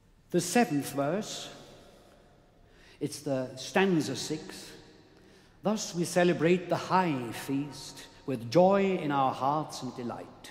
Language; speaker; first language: English; non-native, fluent; German